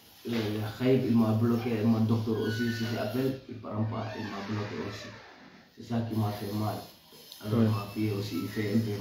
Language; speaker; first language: French; non-native, learner; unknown